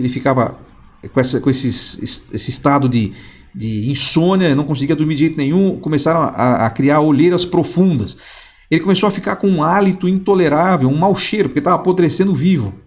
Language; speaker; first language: Portuguese; native; Portuguese